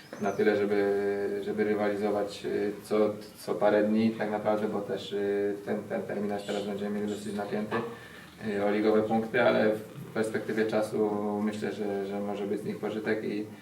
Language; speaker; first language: Polish; native; Polish